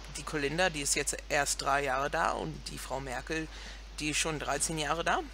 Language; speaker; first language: German; non-native, fluent; English